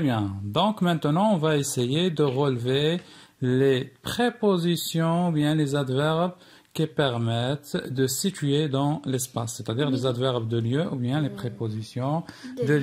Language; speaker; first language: French; non-native, local second language; Arabic